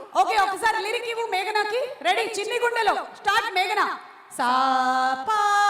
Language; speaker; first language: Telugu; native; Telugu